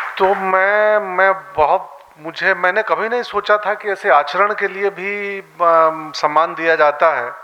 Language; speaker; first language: Hindi; native; Hindi